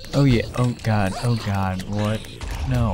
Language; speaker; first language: English; native; English